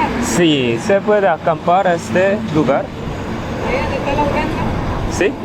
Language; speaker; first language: Spanish; non-native, learner; Korean